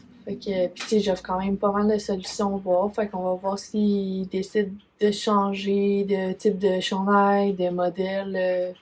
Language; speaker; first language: French; native; French